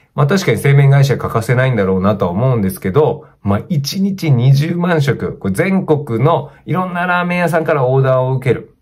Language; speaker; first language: Japanese; native; Japanese